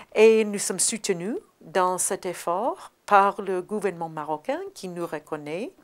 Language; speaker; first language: French; non-native, fluent; English